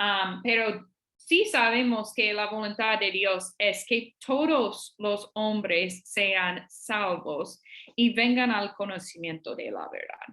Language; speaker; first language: Spanish; non-native, fluent; English